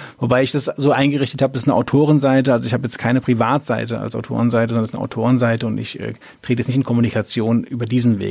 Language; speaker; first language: German; native; German